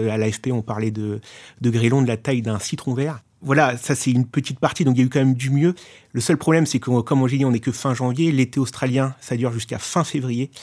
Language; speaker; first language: French; native; French